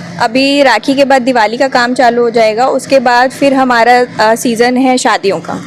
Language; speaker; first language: Hindi; native; Hindi